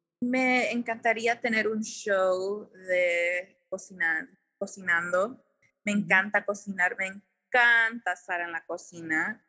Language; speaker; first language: Spanish; early bilingual, heritage; Spanish